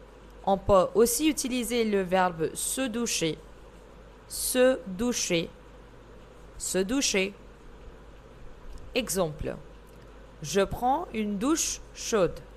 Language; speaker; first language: French; non-native, fluent; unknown